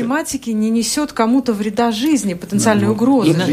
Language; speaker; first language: Russian; native; Russian